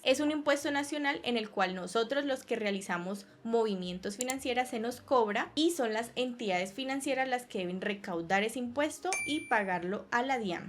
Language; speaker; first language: Spanish; native; Spanish